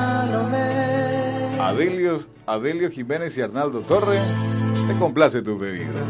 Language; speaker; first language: Spanish; native; Spanish